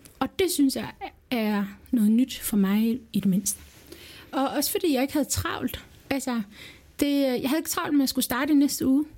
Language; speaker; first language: Danish; early bilingual, other home language; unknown